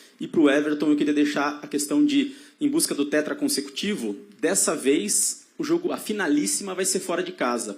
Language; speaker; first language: Portuguese; native; Portuguese